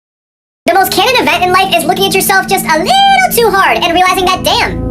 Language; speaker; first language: English; native; English